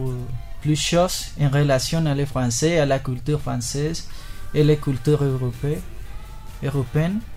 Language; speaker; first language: French; non-native, learner; Spanish